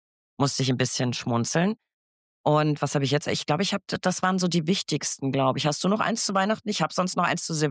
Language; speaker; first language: German; native; German